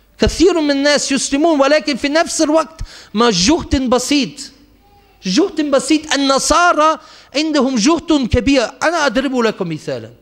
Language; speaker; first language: Arabic; non-native, fluent; German